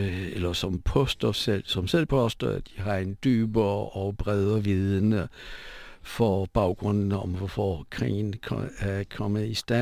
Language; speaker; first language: Danish; non-native, fluent; Polish